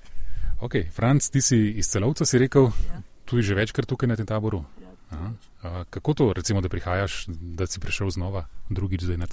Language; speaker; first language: Slovenian; native; Slovenian